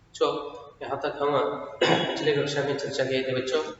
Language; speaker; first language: Hindi; non-native, local second language; Kannada